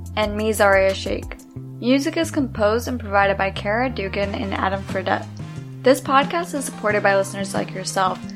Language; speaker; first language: English; early bilingual, other home language; Urdu